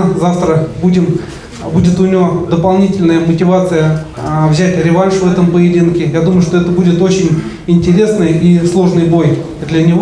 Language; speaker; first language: Russian; native; Russian